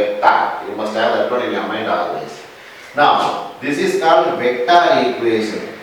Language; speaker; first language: English; non-native, local second language; Tamil